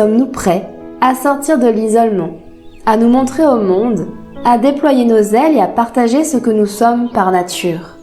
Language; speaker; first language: French; native; French